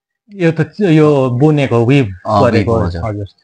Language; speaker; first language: Nepali; native; Nepali